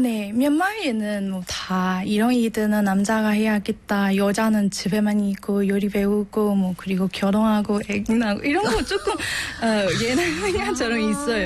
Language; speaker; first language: Korean; non-native, learner; Burmese